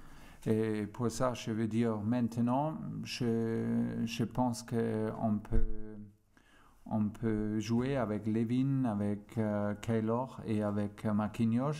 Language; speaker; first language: French; non-native, fluent; German